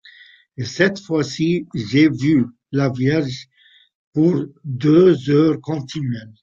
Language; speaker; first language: French; non-native, fluent; Arabic